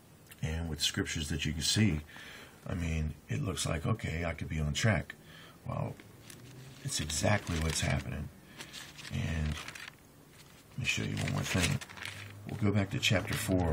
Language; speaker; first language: English; native; English